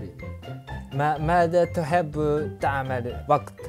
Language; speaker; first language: Arabic; non-native, learner; Japanese